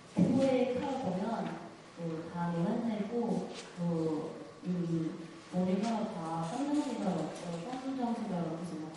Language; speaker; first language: Korean; non-native, fluent; Chinese